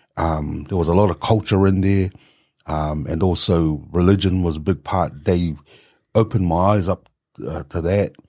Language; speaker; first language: English; native; English